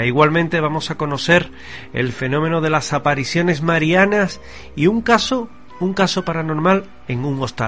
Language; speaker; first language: Spanish; native; Spanish